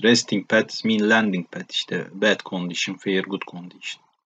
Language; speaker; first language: English; non-native, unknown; Turkish